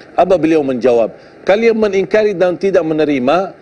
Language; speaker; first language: Indonesian; non-native, fluent; Arabic